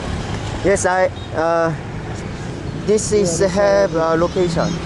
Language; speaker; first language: English; non-native, learner; Korean